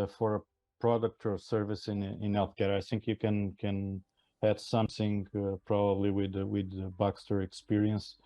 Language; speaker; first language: English; non-native, fluent; Portuguese